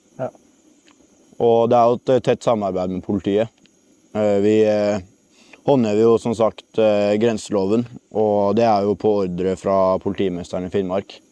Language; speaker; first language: Norwegian; native; Norwegian